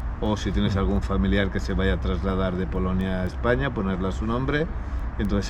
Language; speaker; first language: Spanish; native; Spanish